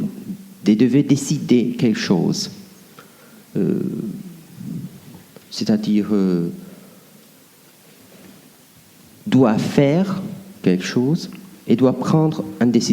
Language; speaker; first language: French; non-native, fluent; Italian